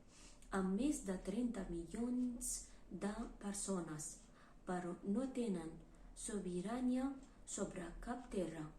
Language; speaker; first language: Catalan; non-native, learner; Kurdish